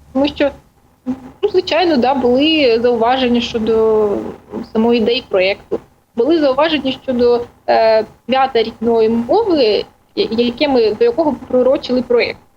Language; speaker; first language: Ukrainian; non-native, local second language; Russian